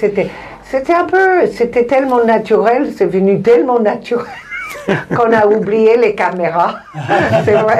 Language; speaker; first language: French; non-native, fluent; Spanish